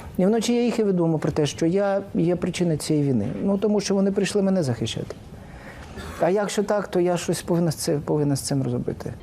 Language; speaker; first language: Ukrainian; non-native, local second language; Russian